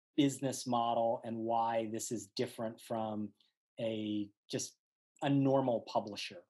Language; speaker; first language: English; native; English